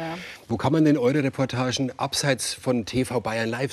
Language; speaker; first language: German; native; German